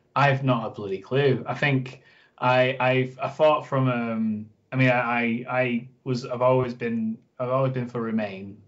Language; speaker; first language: English; native; English